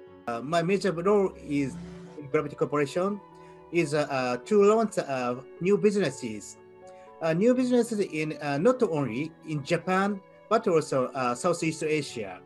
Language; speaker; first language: English; non-native, learner; Japanese